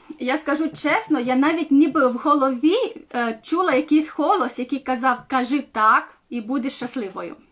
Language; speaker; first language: Ukrainian; non-native, local second language; Romanian